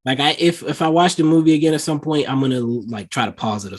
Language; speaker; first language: English; native; English